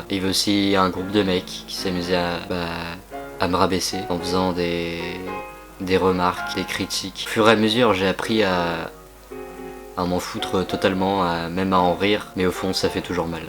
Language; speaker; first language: French; native; French